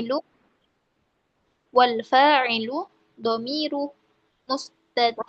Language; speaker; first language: Arabic; non-native, learner; Indonesian